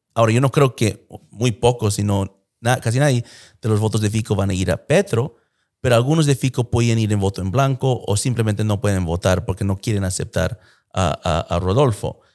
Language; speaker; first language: Spanish; early bilingual, heritage; Spanish